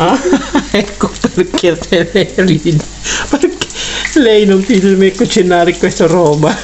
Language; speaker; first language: Italian; non-native, learner; Filipino